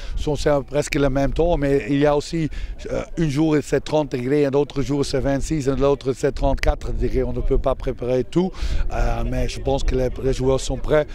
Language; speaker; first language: French; non-native, fluent; Dutch